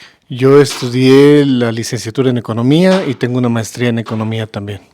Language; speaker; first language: Spanish; native; Spanish